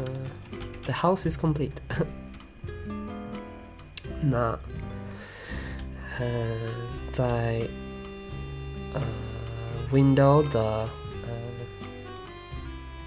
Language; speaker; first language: Chinese; early bilingual, heritage; Chinese